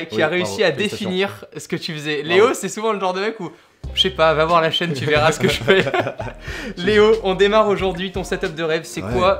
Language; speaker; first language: French; native; French